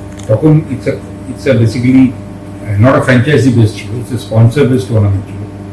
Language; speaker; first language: English; non-native, local second language; Bangla